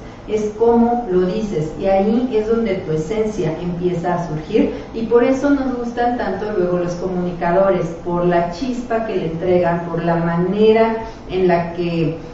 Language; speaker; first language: Spanish; native; Spanish